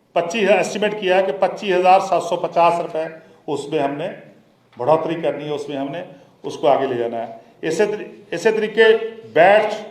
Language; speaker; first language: Hindi; non-native, local second language; Punjabi